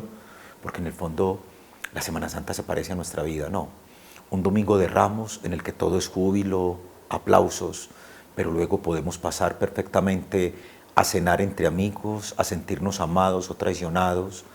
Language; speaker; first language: Spanish; native; Spanish